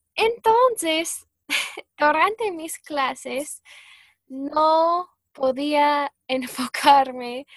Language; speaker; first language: Spanish; non-native, fluent; English